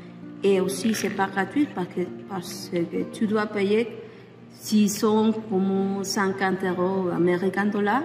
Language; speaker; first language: French; non-native, learner; Spanish